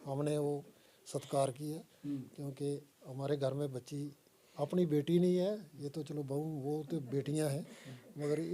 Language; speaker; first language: Hindi; native; Hindi